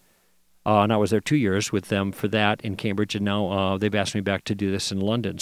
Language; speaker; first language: English; native; English